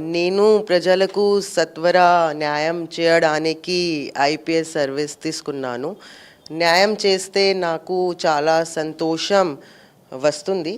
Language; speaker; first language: Telugu; non-native, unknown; Hindi